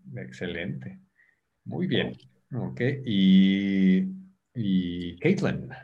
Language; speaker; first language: Spanish; native; Spanish